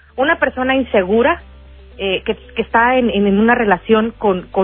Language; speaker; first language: Spanish; native; Spanish